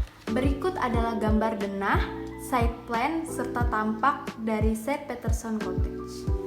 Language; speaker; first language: Indonesian; native; Indonesian